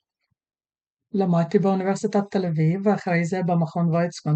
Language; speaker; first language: Hebrew; native; Hebrew